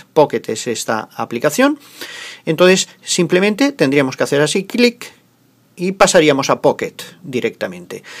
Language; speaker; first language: Spanish; native; Spanish